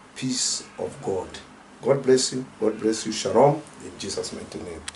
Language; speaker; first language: English; non-native, local second language; Swahili